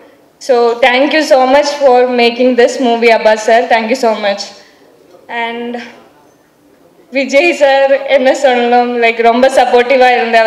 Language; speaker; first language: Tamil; non-native, learner; Malayalam